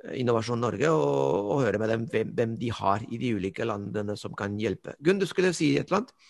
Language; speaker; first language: Norwegian; non-native, fluent; Spanish